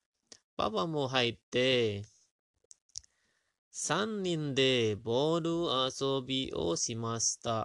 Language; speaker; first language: Japanese; non-native, learner; Indonesian